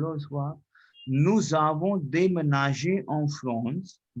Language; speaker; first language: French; non-native, fluent; Hindi